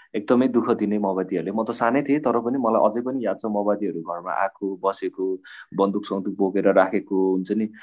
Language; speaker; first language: Nepali; non-native, local second language; Limbu